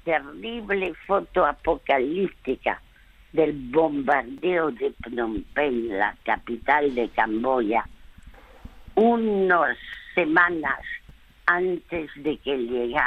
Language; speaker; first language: Spanish; early bilingual, other home language; French